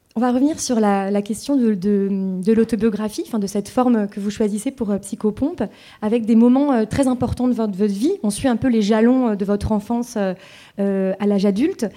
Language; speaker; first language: French; native; French